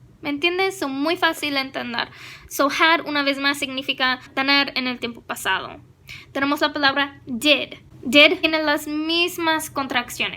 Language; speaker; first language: Spanish; non-native, fluent; English